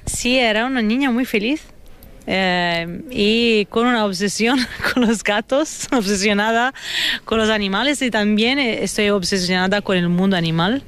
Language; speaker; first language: Spanish; non-native, fluent; Italian